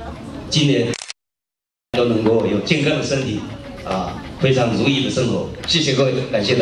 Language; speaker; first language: Chinese; native; Chinese